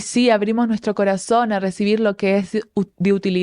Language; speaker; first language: Spanish; native; Spanish